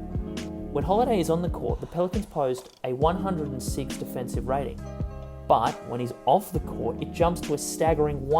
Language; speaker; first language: English; native; English